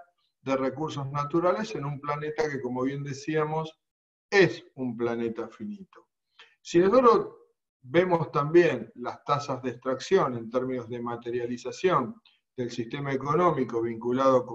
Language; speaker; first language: Spanish; native; Spanish